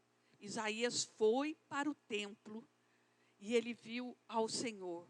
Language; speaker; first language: Portuguese; native; Portuguese